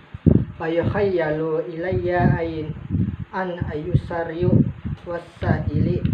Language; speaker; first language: Arabic; non-native, learner; Indonesian